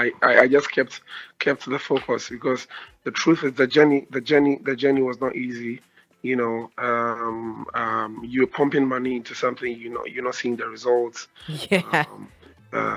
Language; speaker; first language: English; non-native, local second language; Akan